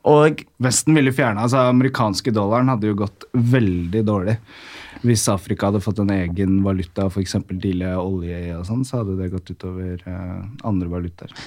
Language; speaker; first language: Norwegian; early bilingual, other home language; Amharic